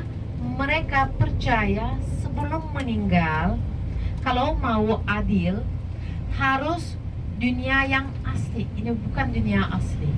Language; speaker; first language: Indonesian; non-native, fluent; Turkish